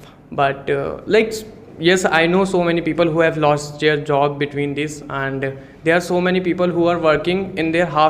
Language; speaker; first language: English; non-native, local second language; Hindi